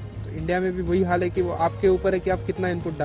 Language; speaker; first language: Hindi; native; Hindi